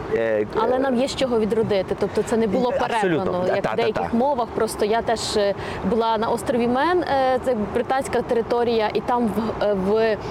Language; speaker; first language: Ukrainian; native; Ukrainian